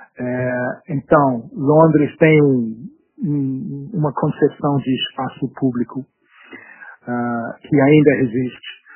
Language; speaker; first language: Portuguese; non-native, fluent; English